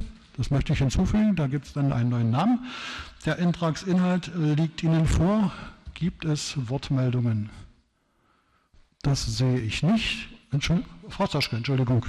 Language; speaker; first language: German; native; German